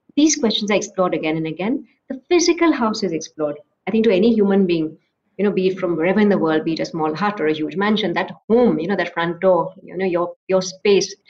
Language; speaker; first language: English; non-native, local second language; Assamese